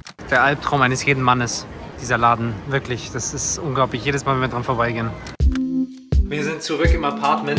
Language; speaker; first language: German; native; German